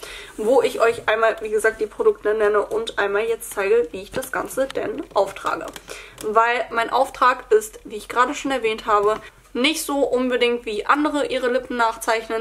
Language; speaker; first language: German; native; German